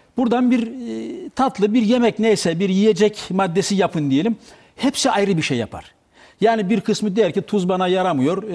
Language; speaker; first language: Turkish; native; Turkish